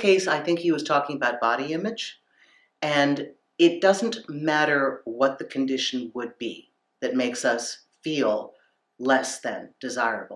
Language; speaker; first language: English; native; English